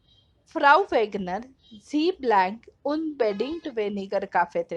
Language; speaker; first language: German; non-native, fluent; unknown